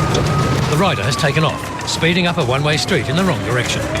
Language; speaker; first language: English; native; English